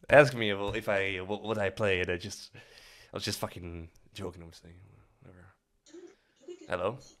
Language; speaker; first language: English; non-native, fluent; Dutch